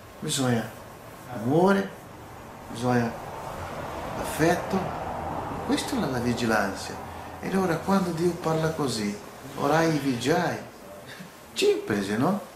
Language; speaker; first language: Italian; non-native, learner; Portuguese